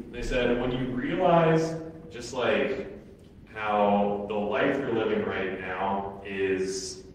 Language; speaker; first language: English; native; English